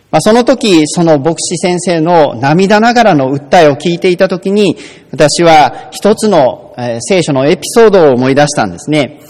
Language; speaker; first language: Japanese; native; Japanese